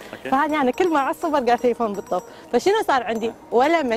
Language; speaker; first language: Arabic; native; Arabic